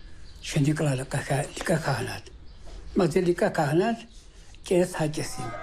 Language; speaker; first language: Hebrew; early bilingual, other home language; Amharic